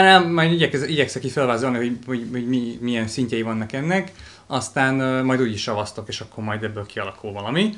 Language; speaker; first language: Hungarian; native; Hungarian